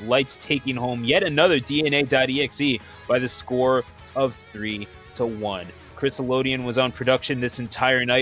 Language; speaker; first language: English; native; English